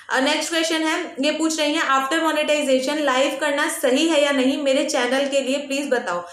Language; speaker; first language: Hindi; native; Hindi